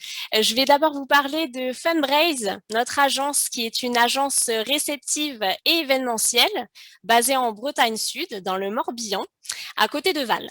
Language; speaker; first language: French; native; French